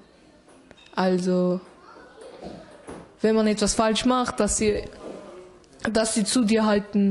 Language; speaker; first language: German; early bilingual, other home language; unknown